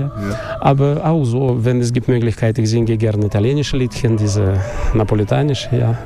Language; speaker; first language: German; non-native, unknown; Russian